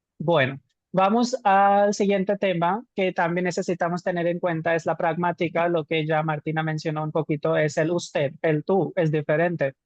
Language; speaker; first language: Spanish; non-native, fluent; Hindi